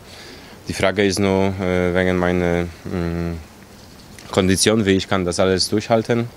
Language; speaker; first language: German; non-native, fluent; Polish